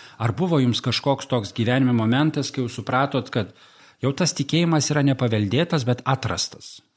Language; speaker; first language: Lithuanian; native; Lithuanian